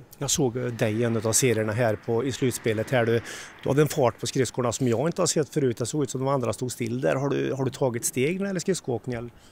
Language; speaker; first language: Swedish; native; Swedish